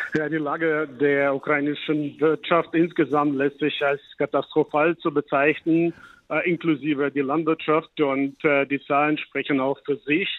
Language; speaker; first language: German; non-native, fluent; Ukrainian